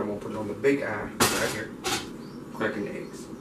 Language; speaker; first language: English; native; English